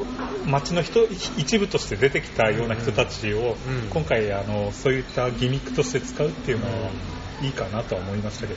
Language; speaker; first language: Japanese; native; Japanese